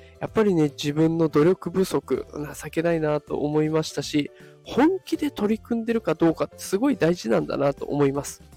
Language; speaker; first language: Japanese; native; Japanese